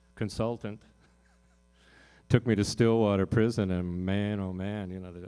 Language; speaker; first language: English; native; English